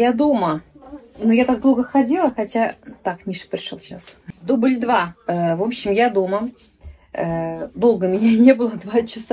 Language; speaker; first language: Russian; native; Russian